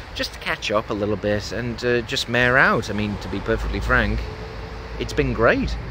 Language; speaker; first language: English; native; English